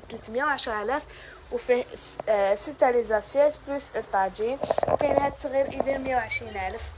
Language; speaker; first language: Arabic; native; Arabic